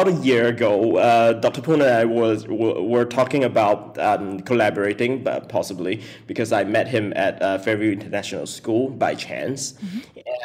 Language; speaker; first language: English; non-native, local second language; Chinese